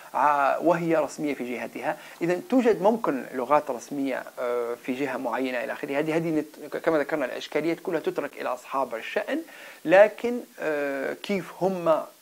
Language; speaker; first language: Arabic; non-native, local second language; Berber languages